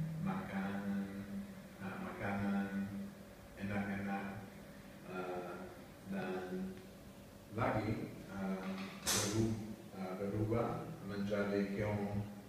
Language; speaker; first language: Indonesian; non-native, learner; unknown